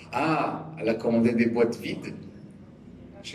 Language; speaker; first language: French; native; French